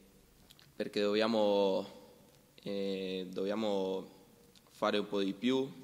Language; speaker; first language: Italian; non-native, learner; Spanish